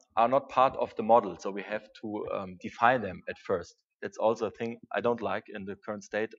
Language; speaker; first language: English; non-native, fluent; German